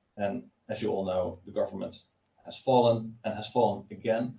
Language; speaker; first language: English; non-native, fluent; Dutch